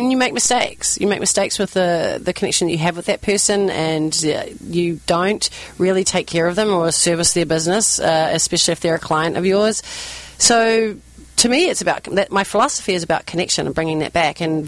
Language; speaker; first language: English; native; English